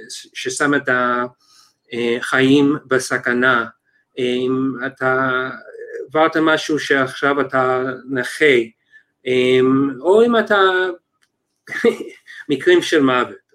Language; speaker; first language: Hebrew; non-native, fluent; English